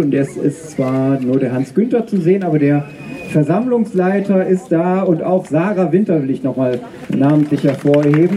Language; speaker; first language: German; native; German